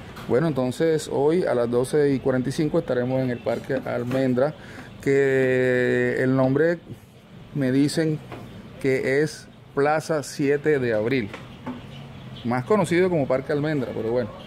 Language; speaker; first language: Spanish; native; Spanish